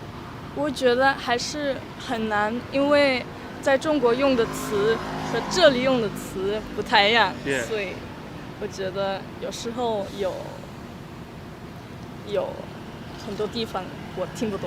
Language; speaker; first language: Chinese; non-native, fluent; German